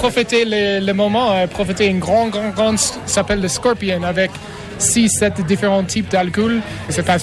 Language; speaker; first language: French; non-native, fluent; English